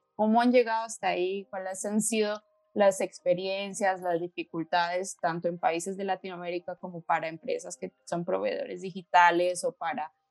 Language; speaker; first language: Spanish; native; Spanish